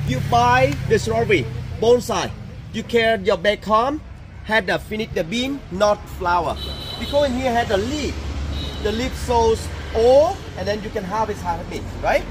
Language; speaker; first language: English; non-native, learner; Vietnamese